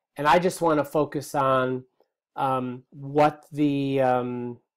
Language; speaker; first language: English; native; English